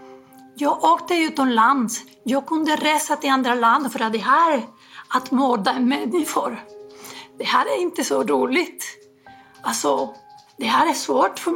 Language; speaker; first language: Swedish; non-native, fluent; Spanish